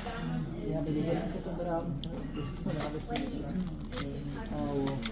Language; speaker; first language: German; non-native, learner; Italian